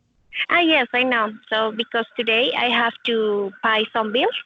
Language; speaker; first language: English; non-native, learner; Spanish